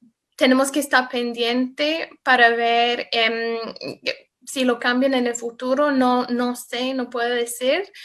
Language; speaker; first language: Spanish; non-native, fluent; English